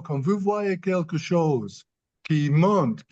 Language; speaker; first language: French; non-native, fluent; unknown